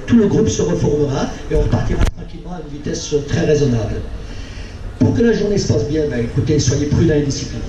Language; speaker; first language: French; native; French